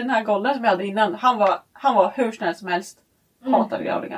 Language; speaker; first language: Swedish; native; Swedish